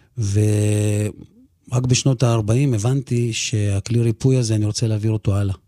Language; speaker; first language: Hebrew; early bilingual, other home language; Russian